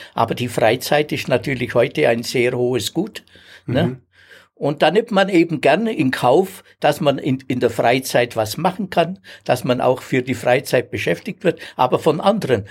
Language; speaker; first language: German; native; German